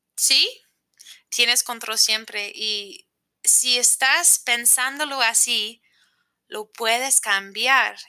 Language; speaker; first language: Spanish; non-native, fluent; English